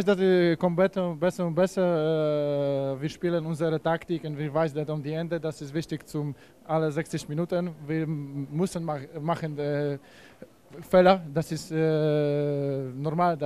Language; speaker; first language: German; non-native, learner; Polish